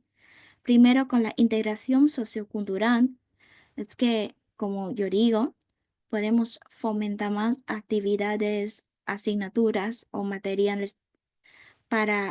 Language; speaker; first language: Spanish; non-native, fluent; Vietnamese